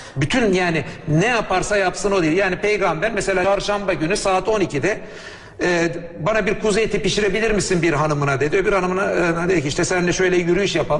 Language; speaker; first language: Turkish; native; Turkish